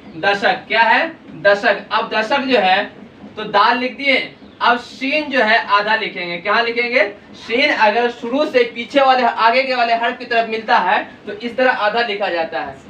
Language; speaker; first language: Hindi; native; Hindi